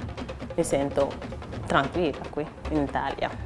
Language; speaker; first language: Italian; non-native, fluent; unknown